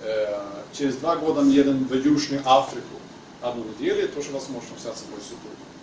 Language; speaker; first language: Russian; non-native, learner; Swedish